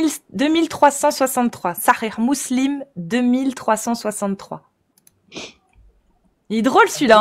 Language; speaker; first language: French; native; French